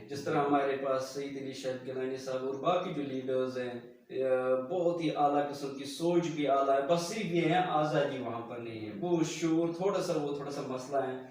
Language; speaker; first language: Urdu; non-native, local second language; Kashmiri